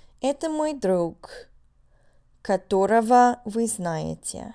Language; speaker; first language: Russian; non-native, fluent; English